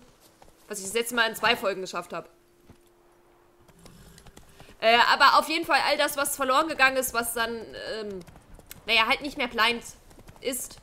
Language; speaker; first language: German; native; German